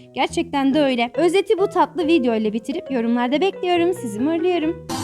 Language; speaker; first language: Turkish; native; Turkish